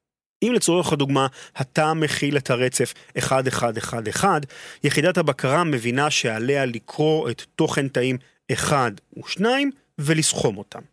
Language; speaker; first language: Hebrew; native; Hebrew